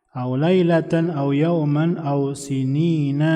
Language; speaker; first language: Arabic; non-native, fluent; Indonesian